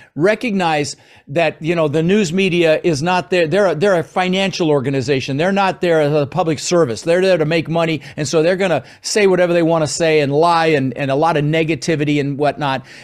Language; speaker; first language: English; early bilingual, other home language; Dutch